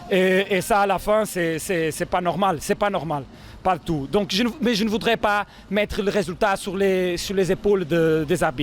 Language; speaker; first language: French; non-native, fluent; Portuguese